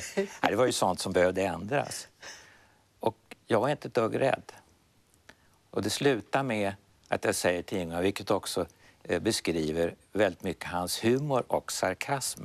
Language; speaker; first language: Swedish; native; Swedish